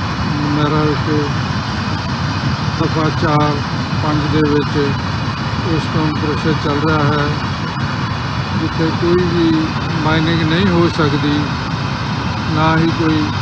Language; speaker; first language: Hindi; non-native, local second language; Punjabi